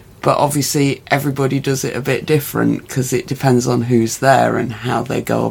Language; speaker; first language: English; native; English